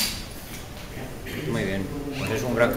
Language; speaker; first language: Spanish; native; Spanish